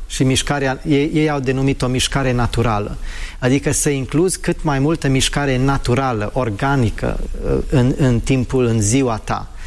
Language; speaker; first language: Romanian; early bilingual, heritage; Romanian